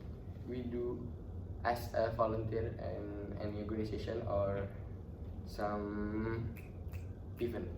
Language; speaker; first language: English; non-native, learner; Indonesian